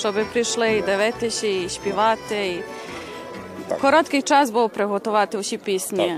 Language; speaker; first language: Ukrainian; early bilingual, heritage; Ukrainian